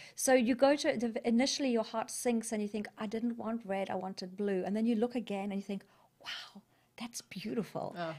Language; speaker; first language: English; native; English